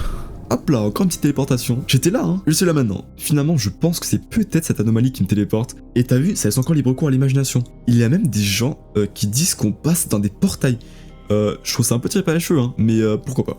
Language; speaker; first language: French; native; French